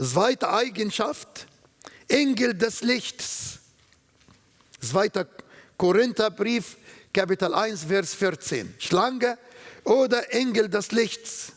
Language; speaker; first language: German; non-native, learner; Arabic